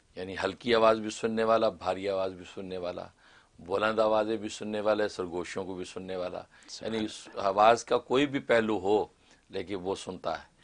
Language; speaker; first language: Urdu; non-native, local second language; Kashmiri